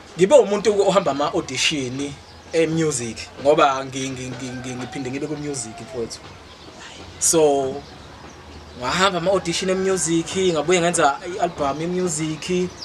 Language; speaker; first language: Zulu; native; Zulu